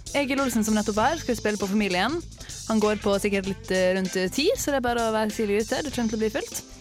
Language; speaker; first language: Norwegian; native; Norwegian